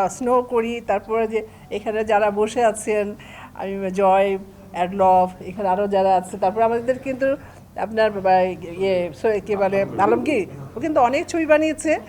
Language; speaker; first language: Bangla; native; Bangla